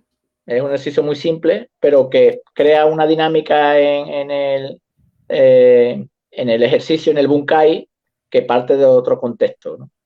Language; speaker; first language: Spanish; native; Spanish